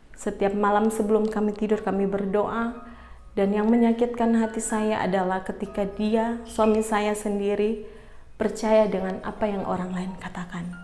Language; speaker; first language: Indonesian; native; Indonesian